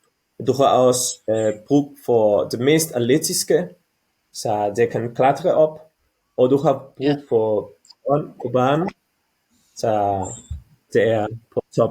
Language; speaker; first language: Danish; non-native, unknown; Catalan